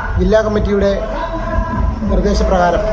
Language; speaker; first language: Malayalam; native; Malayalam